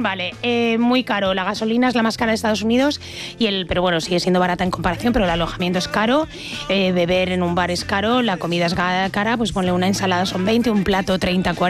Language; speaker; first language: Spanish; native; Spanish